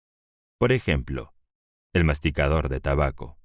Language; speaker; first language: Spanish; native; Spanish